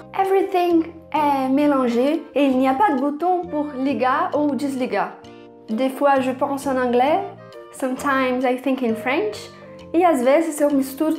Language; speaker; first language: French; non-native, fluent; Portuguese